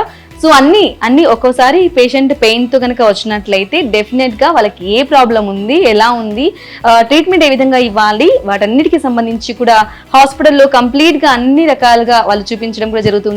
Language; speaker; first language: Telugu; native; Telugu